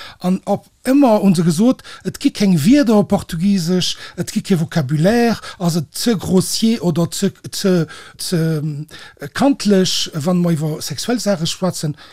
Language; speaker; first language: Luxembourgish; early bilingual, other home language; Portuguese